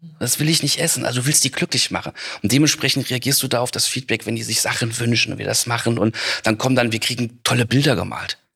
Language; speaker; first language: German; native; German